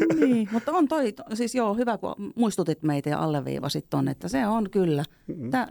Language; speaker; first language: Finnish; native; Finnish